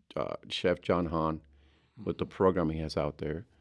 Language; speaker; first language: English; early bilingual, other home language; Spanish